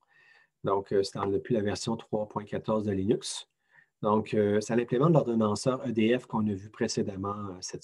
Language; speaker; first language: French; native; French